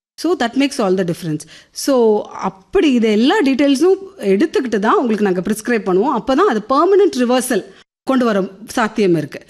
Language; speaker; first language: Tamil; non-native, local second language; Telugu